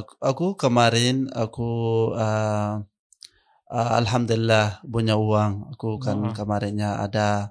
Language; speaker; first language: Indonesian; non-native, learner; Arabic